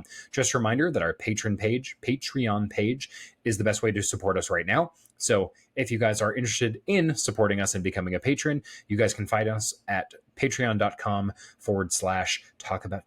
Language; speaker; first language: English; native; English